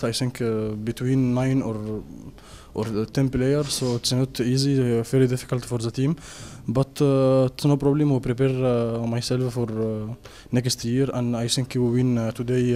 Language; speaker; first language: English; non-native, learner; Arabic